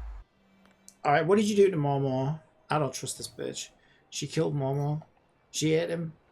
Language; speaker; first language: English; native; English